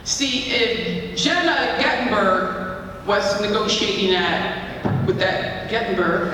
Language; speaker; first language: English; native; English